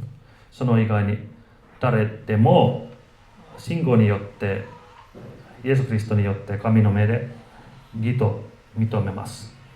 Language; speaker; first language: Japanese; non-native, fluent; Finnish